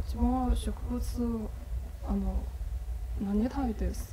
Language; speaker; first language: Japanese; non-native, learner; Chinese